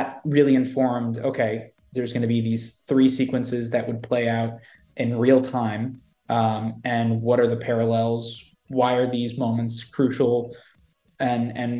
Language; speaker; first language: English; native; English